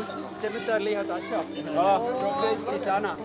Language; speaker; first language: Indonesian; non-native, fluent; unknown